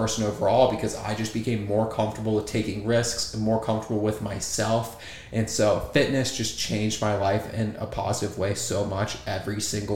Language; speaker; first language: English; native; English